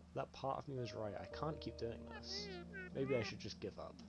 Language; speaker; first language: English; native; English